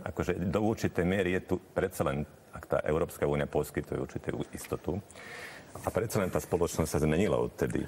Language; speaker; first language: Slovak; non-native, local second language; Hungarian